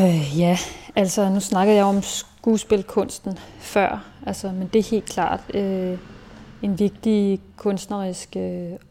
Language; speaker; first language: Danish; native; Danish